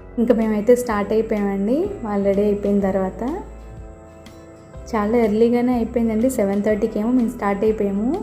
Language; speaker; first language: Telugu; native; Telugu